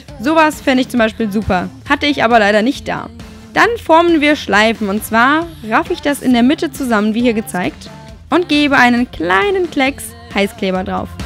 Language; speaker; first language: German; native; German